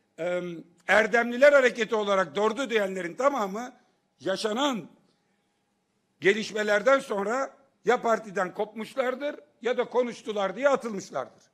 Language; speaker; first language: Turkish; native; Turkish